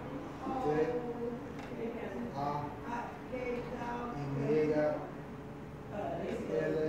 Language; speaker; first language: Spanish; non-native, learner; English